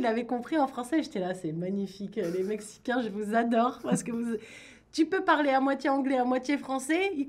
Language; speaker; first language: French; native; French